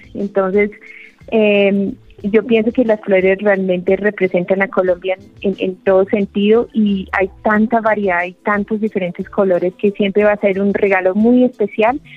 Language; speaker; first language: Spanish; non-native, fluent; English